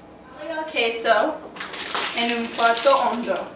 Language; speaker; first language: Spanish; non-native, learner; English